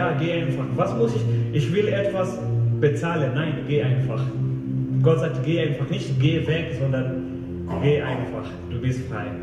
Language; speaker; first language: German; non-native, fluent; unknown